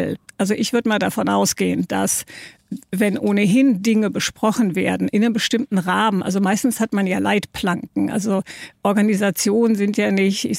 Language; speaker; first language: German; native; German